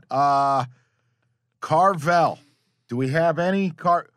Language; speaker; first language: English; native; English